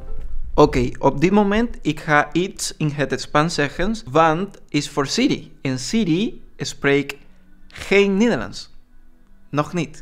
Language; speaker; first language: Dutch; non-native, learner; Spanish